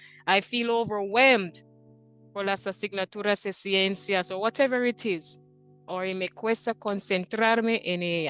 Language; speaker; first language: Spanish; non-native, fluent; English